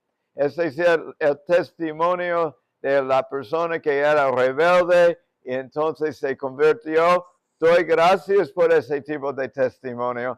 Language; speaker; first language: Spanish; non-native, fluent; English